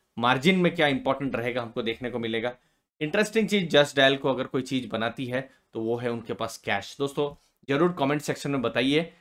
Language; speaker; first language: Hindi; native; Hindi